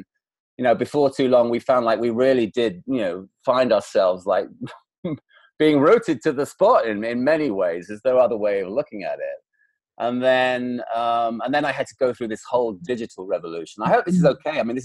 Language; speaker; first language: English; native; English